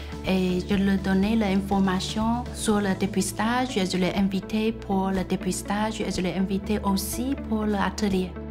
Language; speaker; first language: French; non-native, fluent; Chinese